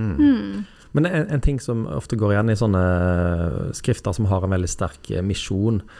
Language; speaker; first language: Norwegian; native; Norwegian